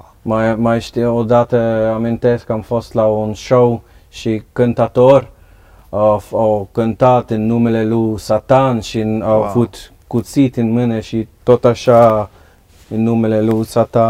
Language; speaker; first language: Romanian; non-native, learner; Dutch